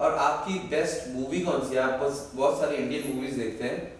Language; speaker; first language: Hindi; native; Hindi